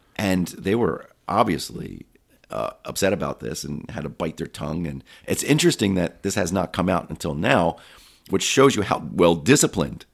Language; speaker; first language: English; native; English